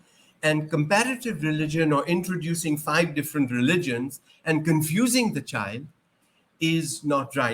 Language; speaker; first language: English; non-native, local second language; Urdu